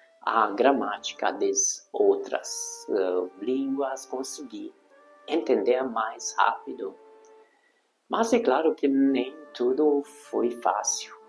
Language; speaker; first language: Portuguese; non-native, fluent; Hungarian